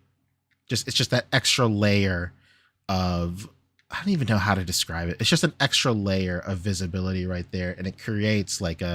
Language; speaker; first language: English; native; English